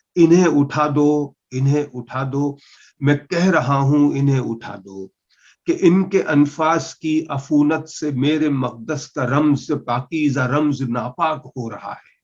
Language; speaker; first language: Urdu; non-native, local second language; Punjabi